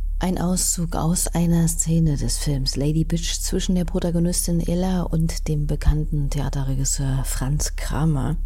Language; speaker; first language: German; native; German